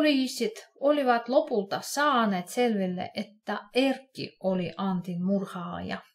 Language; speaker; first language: Finnish; non-native, fluent; Russian